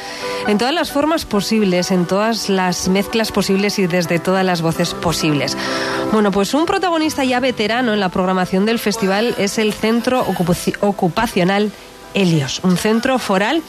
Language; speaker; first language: Spanish; native; Spanish